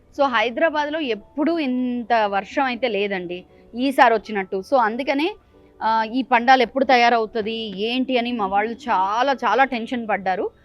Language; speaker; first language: Telugu; non-native, local second language; Bangla